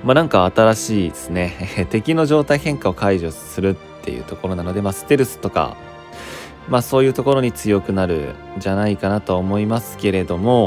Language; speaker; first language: Japanese; native; Japanese